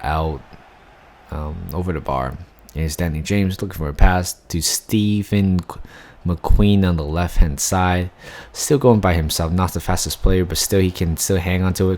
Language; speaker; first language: English; non-native, fluent; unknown